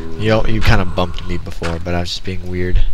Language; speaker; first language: English; native; English